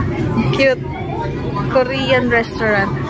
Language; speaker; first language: English; non-native, local second language; Filipino